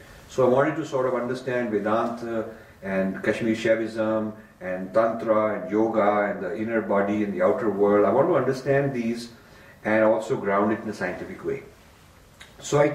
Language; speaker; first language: English; non-native, local second language; Hindi